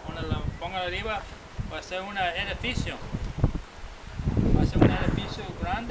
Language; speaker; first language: Spanish; non-native, learner; English